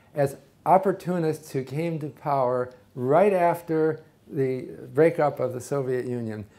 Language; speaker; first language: English; native; English